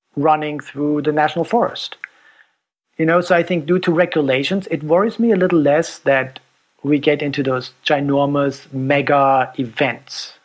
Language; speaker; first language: English; non-native, fluent; German